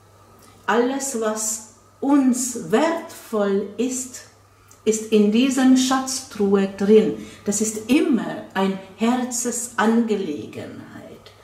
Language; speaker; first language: German; non-native, fluent; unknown